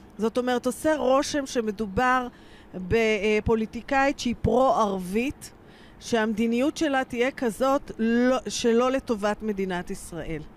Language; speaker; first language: Hebrew; native; Hebrew